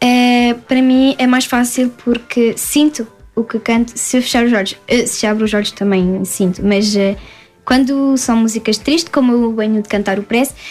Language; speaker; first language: Portuguese; early bilingual, heritage; French